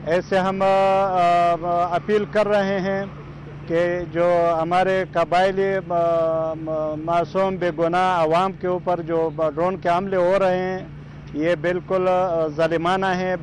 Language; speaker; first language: Urdu; native; Urdu